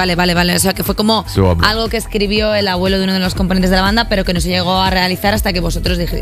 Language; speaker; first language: Spanish; native; Spanish